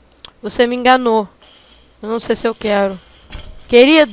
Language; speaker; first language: Portuguese; native; Portuguese